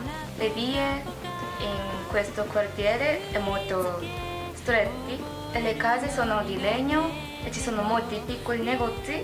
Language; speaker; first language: Italian; non-native, learner; Japanese